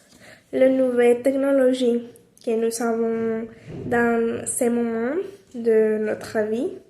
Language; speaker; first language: French; non-native, learner; Spanish